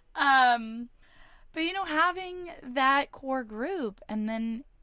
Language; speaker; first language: English; native; English